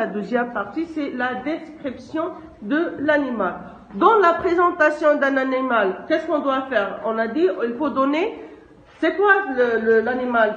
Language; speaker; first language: French; non-native, local second language; Arabic